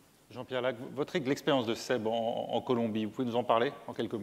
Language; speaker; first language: French; native; French